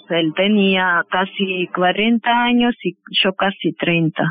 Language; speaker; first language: Spanish; non-native, fluent; Armenian